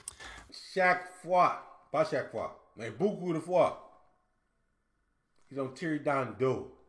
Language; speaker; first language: French; non-native, learner; English